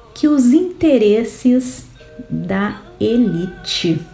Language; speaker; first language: Portuguese; native; Portuguese